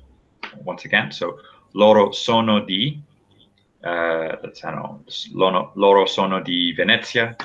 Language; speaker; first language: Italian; non-native, fluent; English